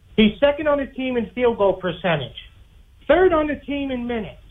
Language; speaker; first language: English; native; English